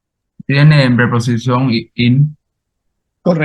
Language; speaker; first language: Spanish; non-native, learner; Vietnamese